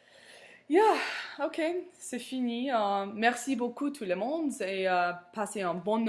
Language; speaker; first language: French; non-native, learner; English